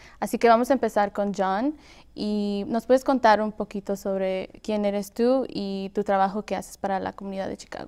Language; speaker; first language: Spanish; early bilingual, heritage; Spanish